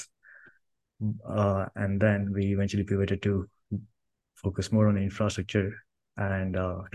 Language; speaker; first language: English; non-native, local second language; Kannada